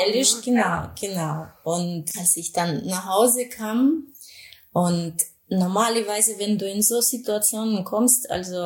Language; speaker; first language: German; non-native, fluent; Russian